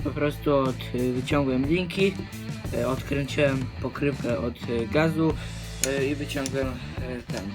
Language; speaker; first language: Polish; native; Polish